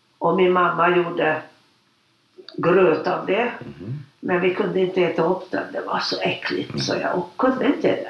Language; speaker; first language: Swedish; non-native, fluent; Hungarian